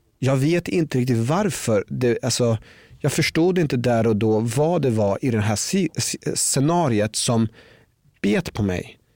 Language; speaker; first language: Swedish; early bilingual, other home language; Persian